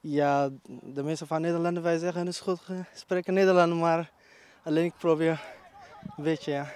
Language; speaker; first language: Dutch; non-native, learner; Tigrinya